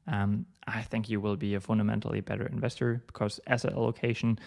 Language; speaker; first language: English; non-native, fluent; German